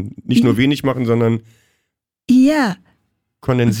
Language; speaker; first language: German; native; German